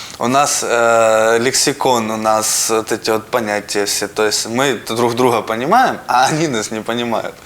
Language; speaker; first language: Russian; native; Russian